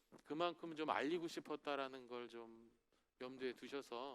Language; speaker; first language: Korean; native; Korean